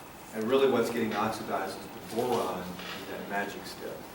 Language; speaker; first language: English; native; English